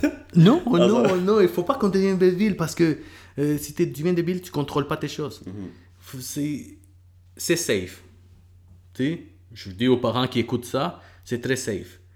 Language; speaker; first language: French; early bilingual, other home language; Spanish